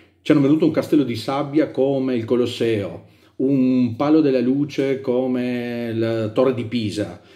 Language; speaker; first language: Italian; native; Italian